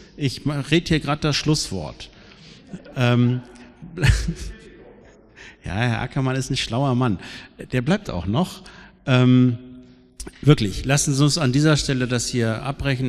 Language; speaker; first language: German; native; German